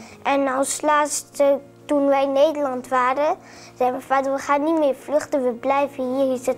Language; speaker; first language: Dutch; early bilingual, other home language; Arabic